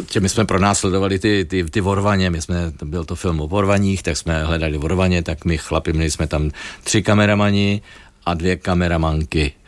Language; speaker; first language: Czech; native; Czech